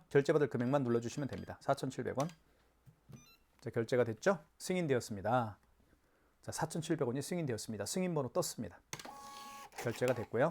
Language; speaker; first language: Korean; native; Korean